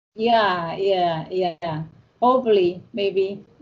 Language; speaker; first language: English; non-native, learner; Indonesian